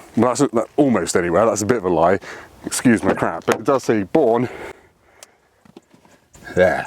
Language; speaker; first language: English; native; English